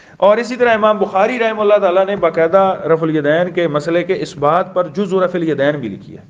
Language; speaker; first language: Urdu; non-native, local second language; Pashto